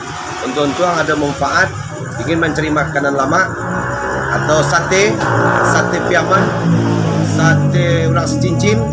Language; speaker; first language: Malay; non-native, local second language; Minangkabau